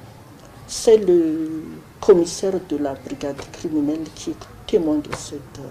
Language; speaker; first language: French; non-native, local second language; Malagasy